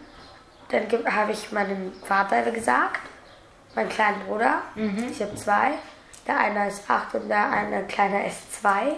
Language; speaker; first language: German; early bilingual, other home language; Turkish